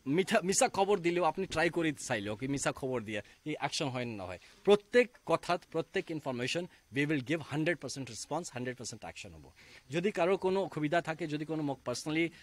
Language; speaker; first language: Assamese; non-native, fluent; Hindi